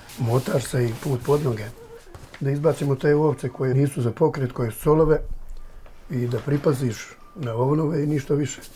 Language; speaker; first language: Bosnian; native; Bosnian